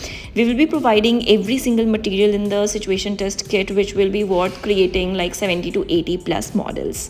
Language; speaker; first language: English; non-native, local second language; Hindi